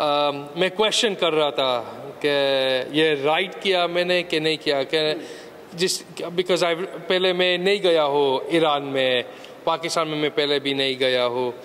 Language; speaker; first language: Hindi; early bilingual, heritage; Hindi